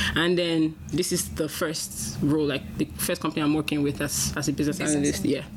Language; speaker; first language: English; non-native, local second language; Yoruba